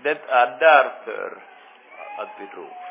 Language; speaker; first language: Swedish; non-native, fluent; Finnish